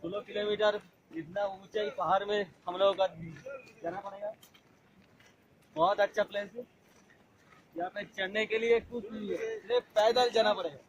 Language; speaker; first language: Hindi; non-native, local second language; Bangla